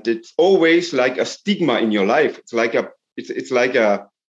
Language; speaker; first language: English; non-native, fluent; German